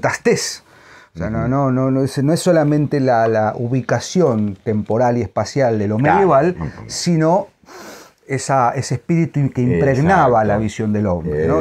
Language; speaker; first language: Spanish; native; Spanish